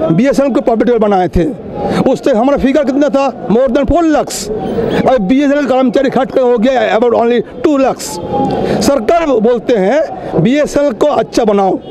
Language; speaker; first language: Hindi; non-native, local second language; Bangla